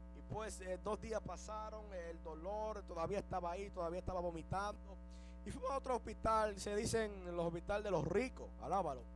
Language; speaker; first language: Spanish; early bilingual, heritage; Spanish